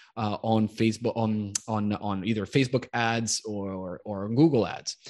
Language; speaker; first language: English; early bilingual, other home language; Italian